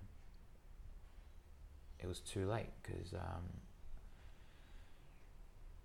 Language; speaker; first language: English; native; English